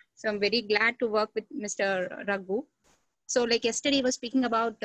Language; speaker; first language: English; non-native, local second language; Tamil